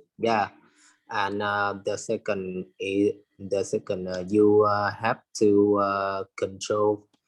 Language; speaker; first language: English; non-native, learner; Vietnamese